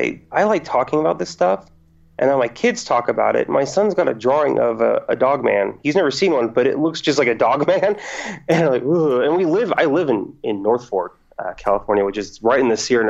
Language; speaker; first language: English; native; English